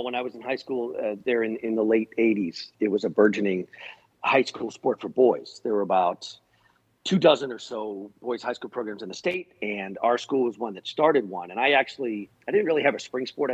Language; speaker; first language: English; native; English